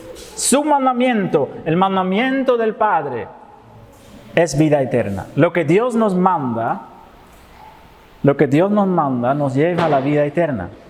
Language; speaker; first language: Spanish; non-native, fluent; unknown